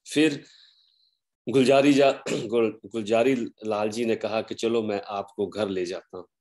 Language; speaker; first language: Hindi; non-native, local second language; Punjabi